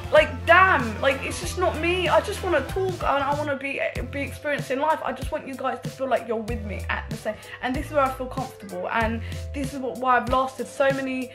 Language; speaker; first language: English; native; English